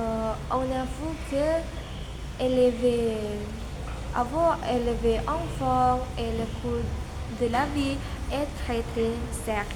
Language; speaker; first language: French; non-native, learner; Indonesian